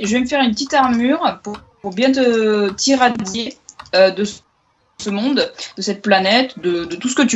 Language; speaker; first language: French; native; French